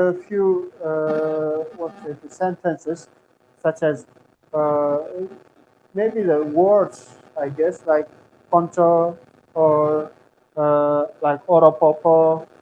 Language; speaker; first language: English; non-native, fluent; Turkmen